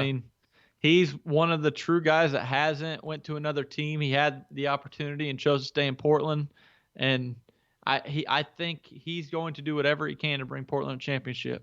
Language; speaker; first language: English; native; English